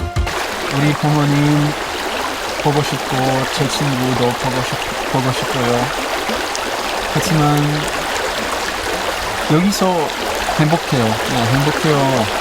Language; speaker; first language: Korean; non-native, learner; English